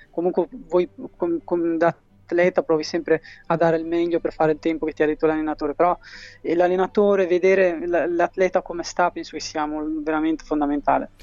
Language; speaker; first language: Italian; early bilingual, other home language; Tigrinya